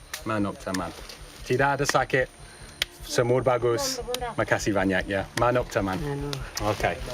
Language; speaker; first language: Indonesian; non-native, learner; English